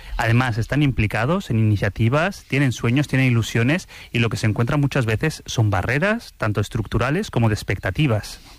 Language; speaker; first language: Spanish; early bilingual, other home language; Arabic